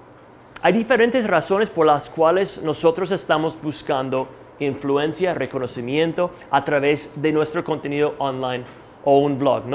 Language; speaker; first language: Spanish; non-native, fluent; English